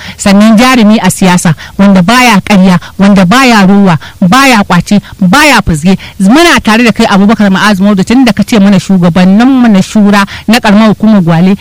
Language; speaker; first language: Hausa; native; Hausa